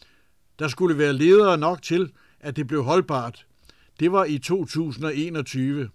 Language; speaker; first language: Danish; native; Danish